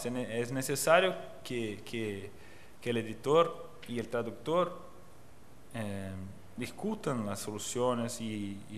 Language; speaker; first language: Spanish; non-native, fluent; Portuguese